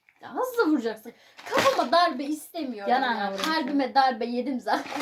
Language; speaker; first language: Turkish; native; Turkish